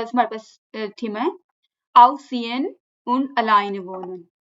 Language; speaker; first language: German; non-native, fluent; Urdu